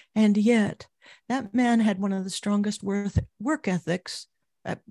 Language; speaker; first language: English; native; English